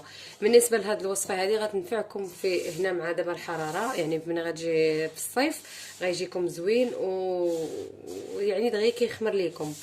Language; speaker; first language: Arabic; native; Arabic